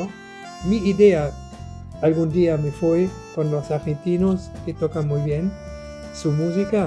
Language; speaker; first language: Spanish; non-native, learner; German